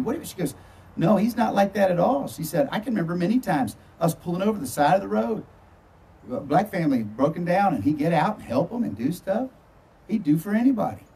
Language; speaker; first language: English; native; English